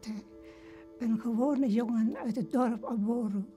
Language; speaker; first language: Dutch; early bilingual, other home language; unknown